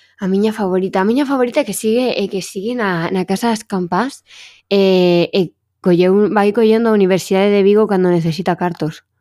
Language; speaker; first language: Galician; non-native, local second language; Spanish